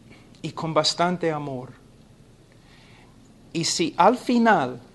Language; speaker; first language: Spanish; non-native, fluent; English